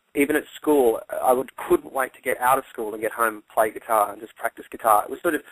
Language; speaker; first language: English; native; English